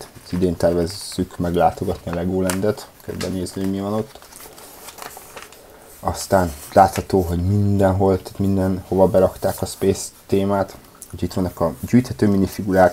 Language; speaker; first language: Hungarian; native; Hungarian